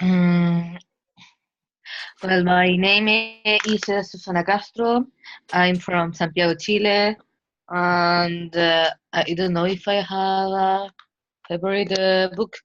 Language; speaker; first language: English; non-native, learner; Spanish